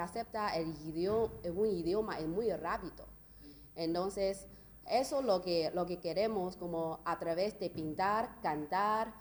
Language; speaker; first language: Spanish; non-native, learner; Chinese